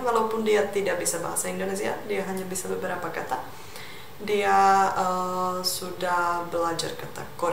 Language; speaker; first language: Indonesian; non-native, fluent; Czech